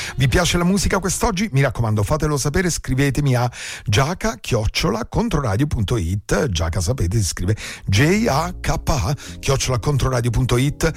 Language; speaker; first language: Italian; native; Italian